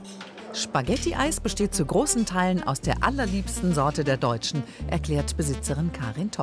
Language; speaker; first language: German; native; German